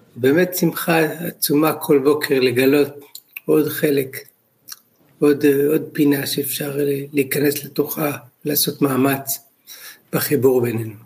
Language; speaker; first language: Hebrew; non-native, learner; Dutch